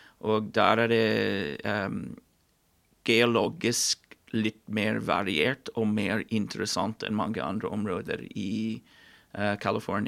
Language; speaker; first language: Norwegian; non-native, fluent; English